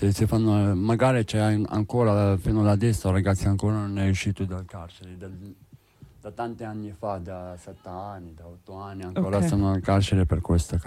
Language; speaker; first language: Italian; non-native, learner; Arabic